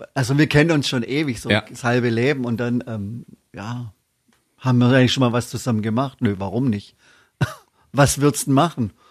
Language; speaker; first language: German; native; German